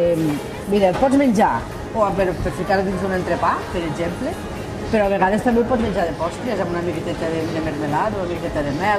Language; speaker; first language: Catalan; native; Catalan